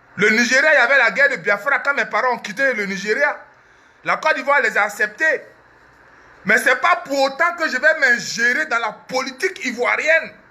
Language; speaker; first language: French; early bilingual, other home language; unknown